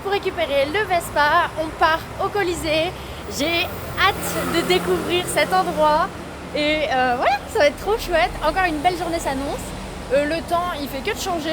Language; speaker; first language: French; native; French